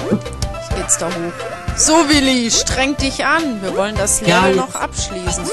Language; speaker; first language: German; native; German